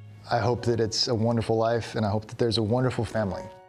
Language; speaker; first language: English; early bilingual, other home language; Korean